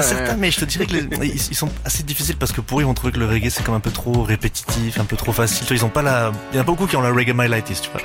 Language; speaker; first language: French; native; French